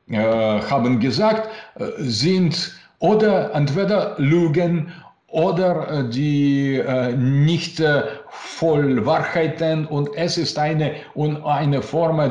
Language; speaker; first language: German; non-native, learner; Russian